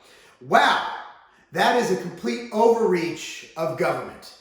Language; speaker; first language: English; native; English